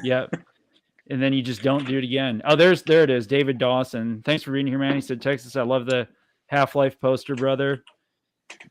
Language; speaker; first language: English; native; English